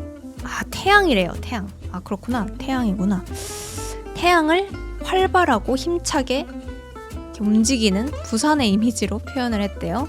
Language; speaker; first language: Korean; native; Korean